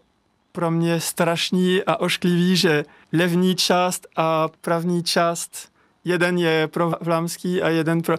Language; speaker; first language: Czech; non-native, fluent; French